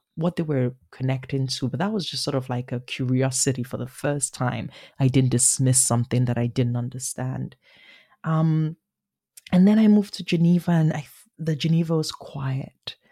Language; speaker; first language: English; non-native, local second language; Igbo